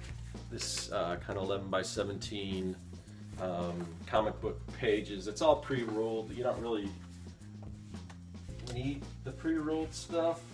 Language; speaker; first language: English; native; English